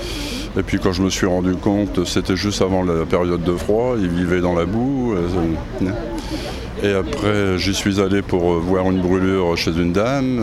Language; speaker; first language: French; native; French